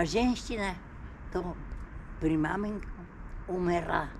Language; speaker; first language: Russian; non-native, learner; Bulgarian